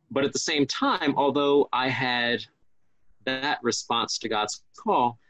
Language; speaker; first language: English; native; English